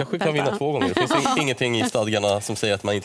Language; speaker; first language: Swedish; native; Swedish